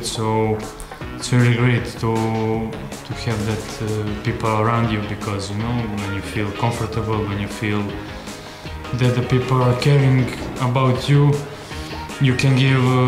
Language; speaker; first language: English; non-native, fluent; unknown